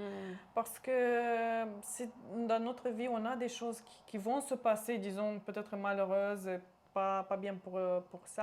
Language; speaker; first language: French; non-native, local second language; Romanian